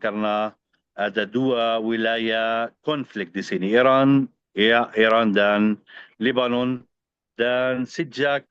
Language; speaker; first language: Indonesian; non-native, fluent; Arabic